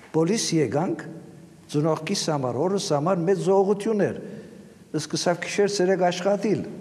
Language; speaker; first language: Armenian; native; Armenian